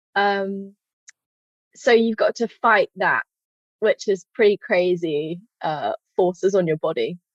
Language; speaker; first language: English; native; English